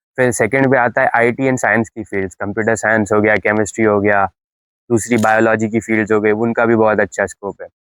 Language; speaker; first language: Urdu; native; Urdu